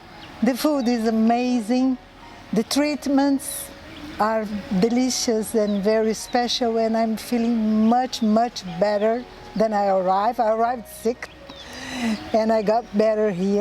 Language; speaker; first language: English; non-native, learner; Portuguese